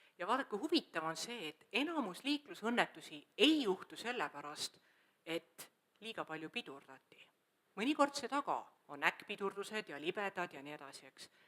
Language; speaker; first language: Estonian; native; Estonian